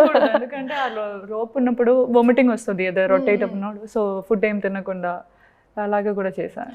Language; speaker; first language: Telugu; non-native, learner; Malayalam